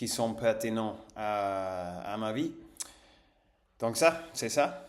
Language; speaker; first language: French; non-native, learner; English